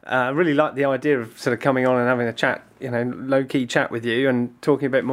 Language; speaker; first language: English; native; English